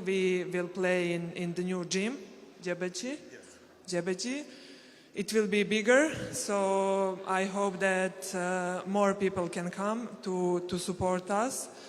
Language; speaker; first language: English; non-native, fluent; Serbian